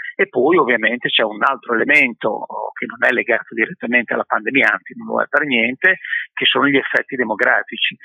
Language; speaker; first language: Italian; native; Italian